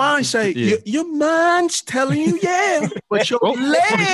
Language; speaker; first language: English; native; English